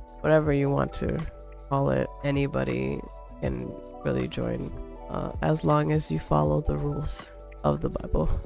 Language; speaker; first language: English; native; English